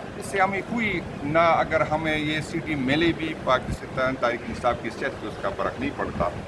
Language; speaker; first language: Urdu; non-native, local second language; Pashto